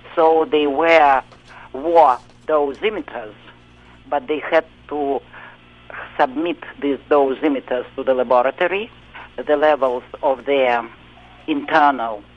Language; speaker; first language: English; non-native, fluent; Russian